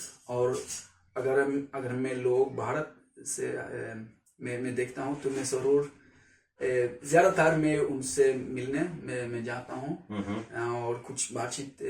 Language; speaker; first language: Hindi; non-native, learner; Swedish